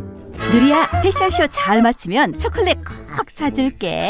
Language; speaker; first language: Korean; native; Korean